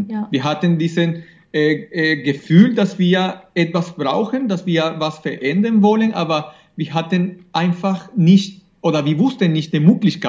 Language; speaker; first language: German; non-native, fluent; Spanish